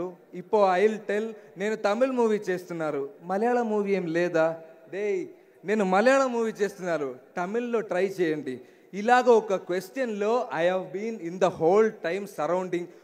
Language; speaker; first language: Telugu; non-native, learner; Malayalam